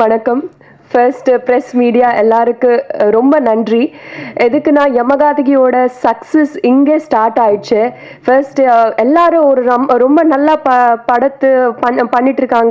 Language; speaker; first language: Tamil; non-native, learner; Telugu